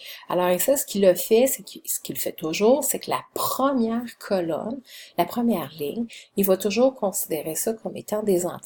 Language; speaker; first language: French; native; French